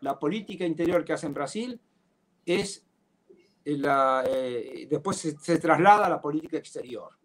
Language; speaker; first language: Spanish; native; Spanish